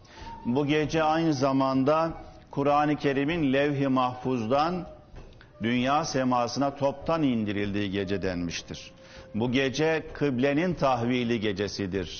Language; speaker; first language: Turkish; native; Turkish